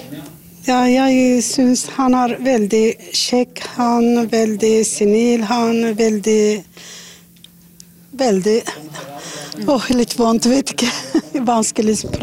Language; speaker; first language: Norwegian; native; Norwegian